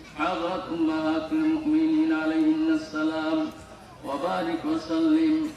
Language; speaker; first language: Arabic; non-native, fluent; Bangla